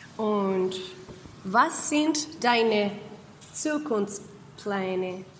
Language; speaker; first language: German; non-native, learner; Spanish